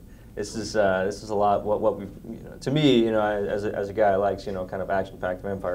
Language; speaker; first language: English; native; English